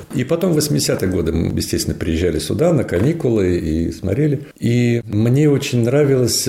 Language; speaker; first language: Russian; native; Russian